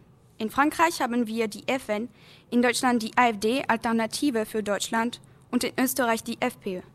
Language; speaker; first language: German; non-native, learner; French